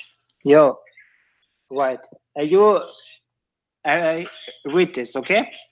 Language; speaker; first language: English; non-native, learner; German